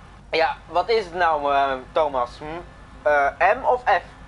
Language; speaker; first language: Dutch; early bilingual, other home language; Bosnian